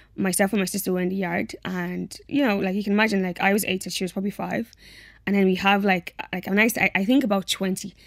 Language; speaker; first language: English; native; English